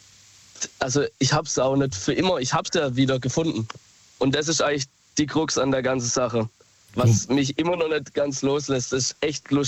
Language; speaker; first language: German; native; German